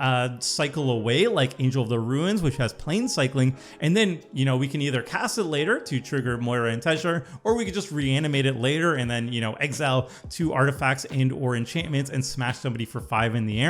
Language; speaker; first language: English; native; English